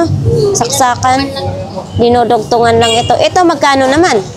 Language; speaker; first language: Filipino; native; Filipino